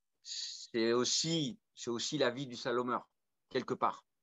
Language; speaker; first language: French; native; French